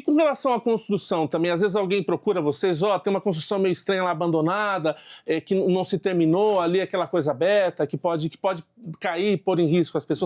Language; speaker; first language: Portuguese; native; Portuguese